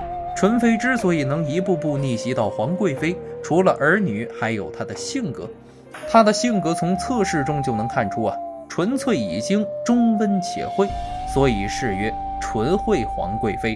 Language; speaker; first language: Chinese; native; Chinese